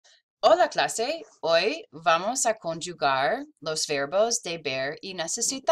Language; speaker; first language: Spanish; non-native, fluent; English